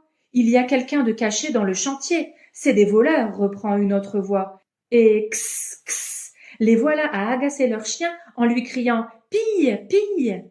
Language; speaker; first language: French; native; French